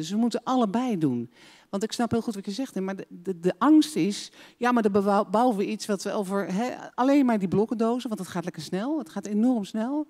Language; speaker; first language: Dutch; native; Dutch